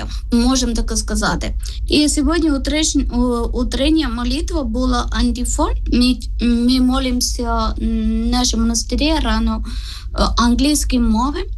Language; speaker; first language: Ukrainian; non-native, learner; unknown